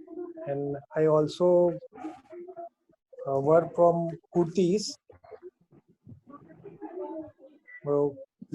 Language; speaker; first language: English; non-native, learner; Gujarati